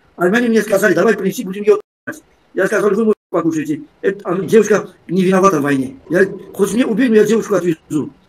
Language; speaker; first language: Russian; non-native, local second language; Armenian